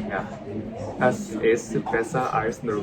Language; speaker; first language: German; non-native, learner; Korean